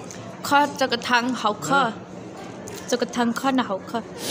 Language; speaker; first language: Chinese; non-native, learner; Nepali